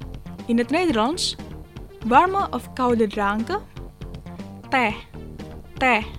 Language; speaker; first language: Dutch; non-native, learner; Indonesian